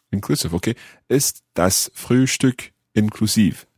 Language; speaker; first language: German; non-native, learner; English